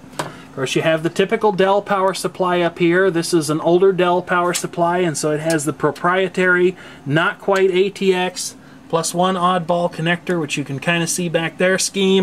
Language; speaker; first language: English; native; English